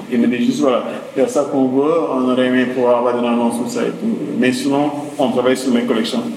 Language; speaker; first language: French; non-native, local second language; Wolof